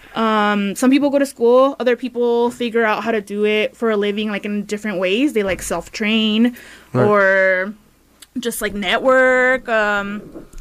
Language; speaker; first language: English; early bilingual, other home language; Spanish